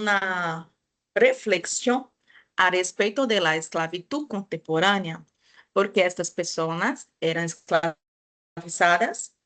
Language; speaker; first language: Spanish; non-native, fluent; Portuguese